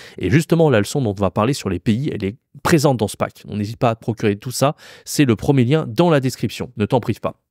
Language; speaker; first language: French; native; French